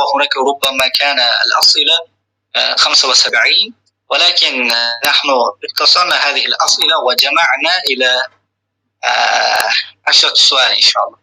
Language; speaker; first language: Arabic; non-native, fluent; Uzbek